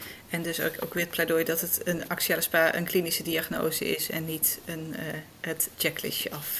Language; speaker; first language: Dutch; native; Dutch